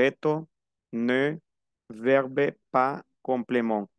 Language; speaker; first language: French; non-native, fluent; Spanish